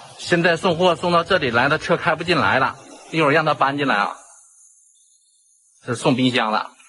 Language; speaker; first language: Chinese; native; Chinese